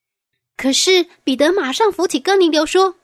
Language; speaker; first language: Chinese; native; Chinese